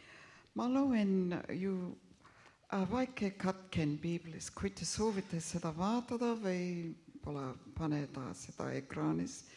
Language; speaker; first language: Estonian; early bilingual, heritage; Estonian